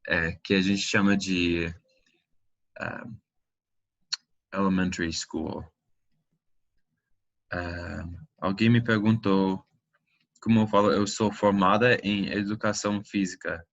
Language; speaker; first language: Portuguese; non-native, fluent; English